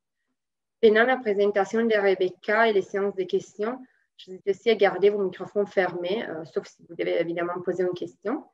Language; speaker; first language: French; native; French